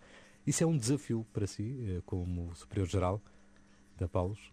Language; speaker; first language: Portuguese; native; Portuguese